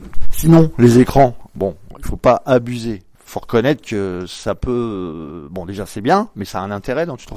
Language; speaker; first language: French; native; French